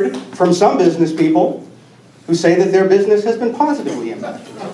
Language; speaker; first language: English; native; English